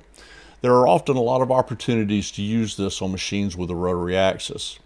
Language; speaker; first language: English; native; English